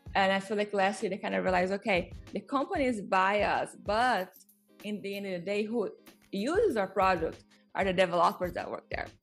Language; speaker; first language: English; non-native, fluent; Portuguese